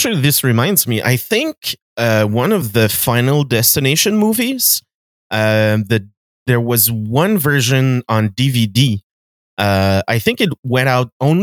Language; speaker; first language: English; non-native, fluent; French